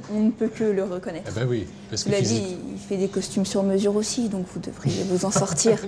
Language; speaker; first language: French; native; French